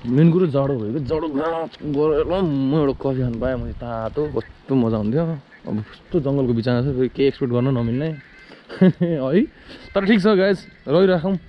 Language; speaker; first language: Nepali; native; Nepali